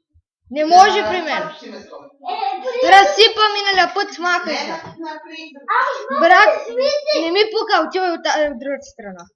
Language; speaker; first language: Bulgarian; native; Bulgarian